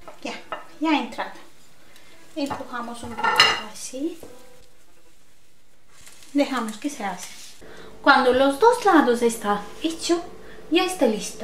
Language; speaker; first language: Spanish; non-native, learner; Turkish